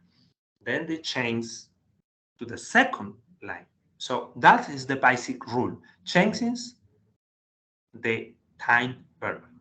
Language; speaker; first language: English; non-native, learner; Spanish